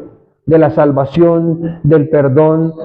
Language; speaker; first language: Spanish; native; Spanish